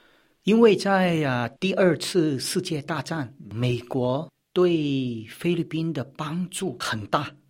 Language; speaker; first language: Chinese; early bilingual, heritage; Chinese